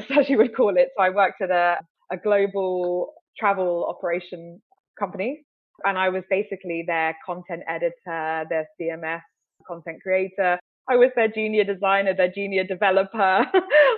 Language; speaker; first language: English; native; English